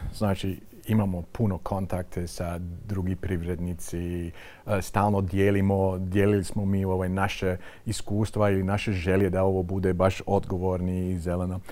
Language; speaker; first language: Croatian; non-native, fluent; Dutch